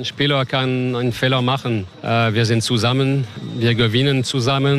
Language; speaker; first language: German; non-native, learner; French